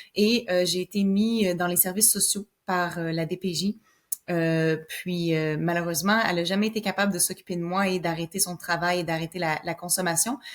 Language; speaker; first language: French; native; French